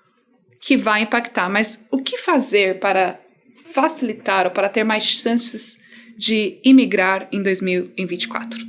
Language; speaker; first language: Portuguese; native; Portuguese